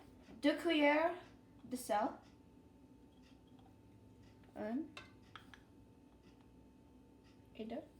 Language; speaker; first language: French; non-native, learner; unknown